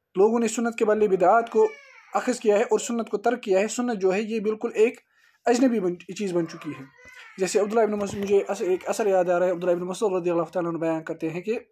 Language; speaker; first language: Urdu; native; Urdu